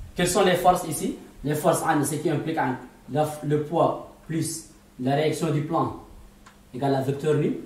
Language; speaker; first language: French; non-native, local second language; Arabic